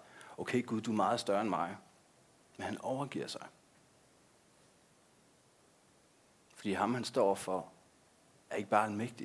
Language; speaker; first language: Danish; native; Danish